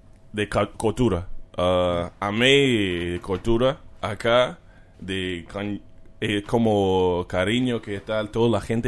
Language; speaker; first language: Spanish; non-native, learner; English